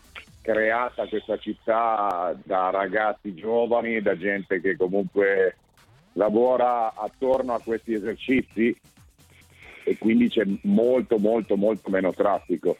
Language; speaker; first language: Italian; native; Italian